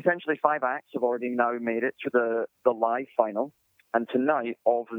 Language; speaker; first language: English; native; English